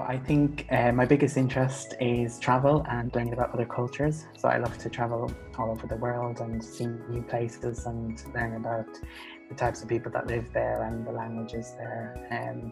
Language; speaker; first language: English; native; English